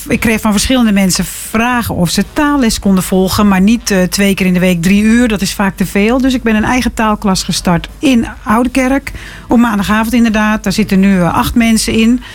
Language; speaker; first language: Dutch; native; Dutch